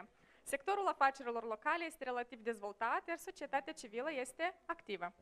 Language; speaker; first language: Romanian; native; Romanian